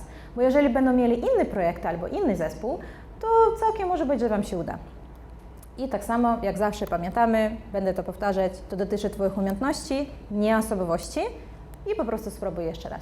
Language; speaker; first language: Polish; non-native, fluent; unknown